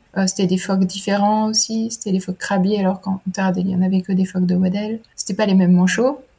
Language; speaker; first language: French; native; French